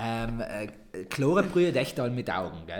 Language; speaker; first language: German; native; German